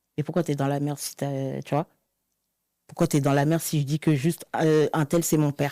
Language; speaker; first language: French; native; French